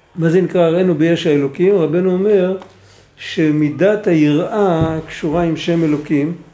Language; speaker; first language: Hebrew; non-native, fluent; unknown